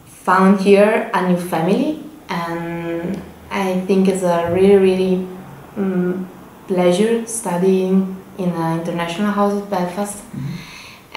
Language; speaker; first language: English; non-native, learner; Italian